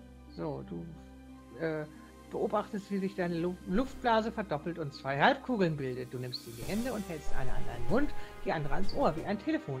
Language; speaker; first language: German; native; German